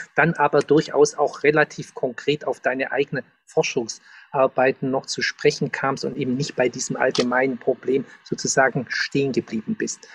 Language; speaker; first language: German; native; German